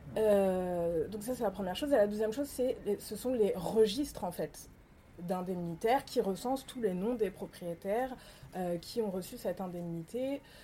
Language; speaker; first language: French; native; French